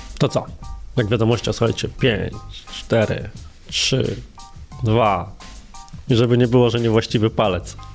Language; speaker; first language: Polish; native; Polish